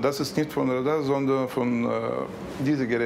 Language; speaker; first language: German; non-native, learner; Bulgarian